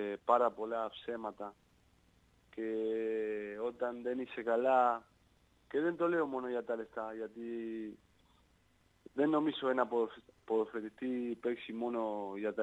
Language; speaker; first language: Greek; non-native, learner; Spanish